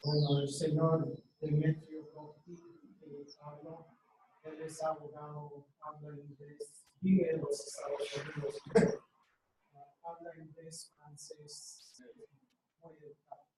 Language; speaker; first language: Spanish; non-native, fluent; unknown